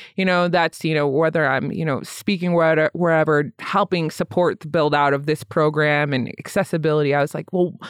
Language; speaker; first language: English; native; English